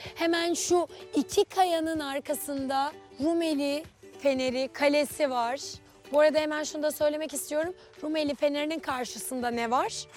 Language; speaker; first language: Turkish; native; Turkish